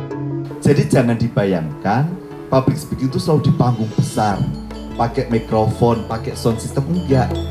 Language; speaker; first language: Indonesian; native; Indonesian